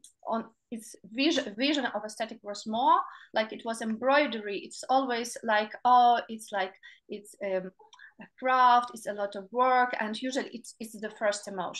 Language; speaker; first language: English; non-native, learner; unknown